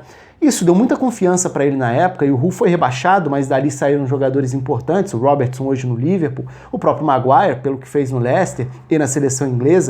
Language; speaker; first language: Portuguese; native; Portuguese